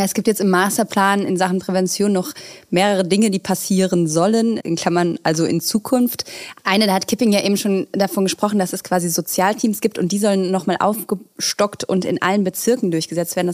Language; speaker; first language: German; native; German